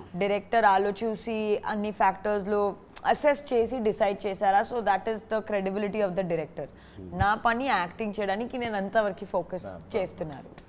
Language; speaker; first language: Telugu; non-native, learner; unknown